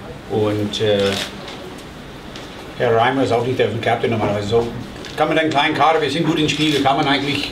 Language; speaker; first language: German; non-native, fluent; English